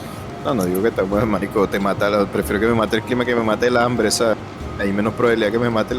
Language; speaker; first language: Spanish; native; Spanish